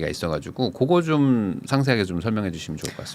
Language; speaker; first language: Korean; native; Korean